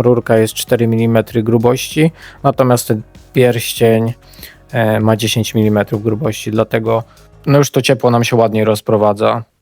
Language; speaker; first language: Polish; native; Polish